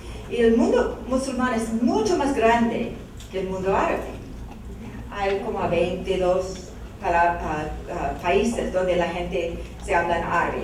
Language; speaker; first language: Spanish; non-native, learner; English